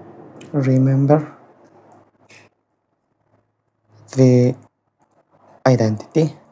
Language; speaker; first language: English; non-native, fluent; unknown